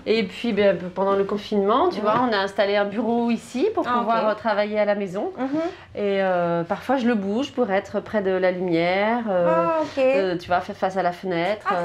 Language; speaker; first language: French; native; French